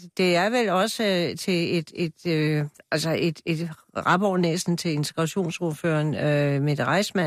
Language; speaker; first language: Danish; native; Danish